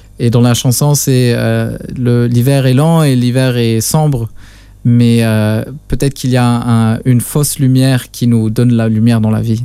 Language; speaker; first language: French; non-native, local second language; Luxembourgish